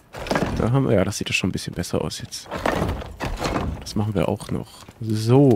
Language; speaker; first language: German; native; German